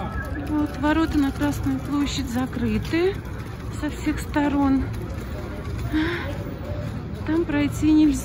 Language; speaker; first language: Russian; native; Russian